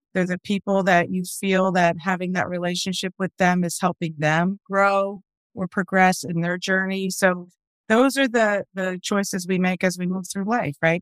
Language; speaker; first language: English; early bilingual, other home language; Spanish